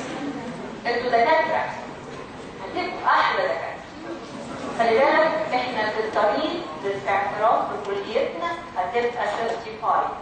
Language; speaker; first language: Arabic; native; Arabic